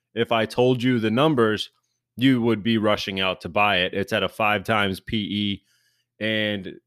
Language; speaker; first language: English; native; English